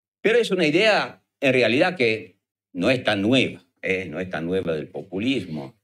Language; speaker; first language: Spanish; non-native, fluent; Italian